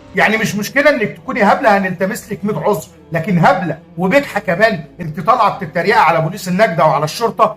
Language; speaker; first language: Arabic; native; Arabic